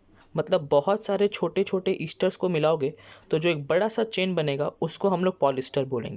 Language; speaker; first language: Hindi; native; Hindi